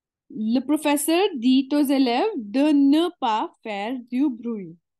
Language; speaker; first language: French; non-native, fluent; Hindi